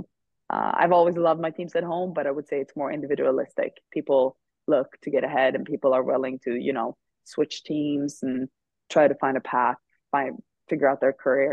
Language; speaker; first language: English; non-native, fluent; Swedish